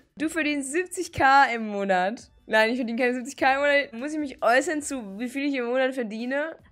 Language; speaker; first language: German; native; German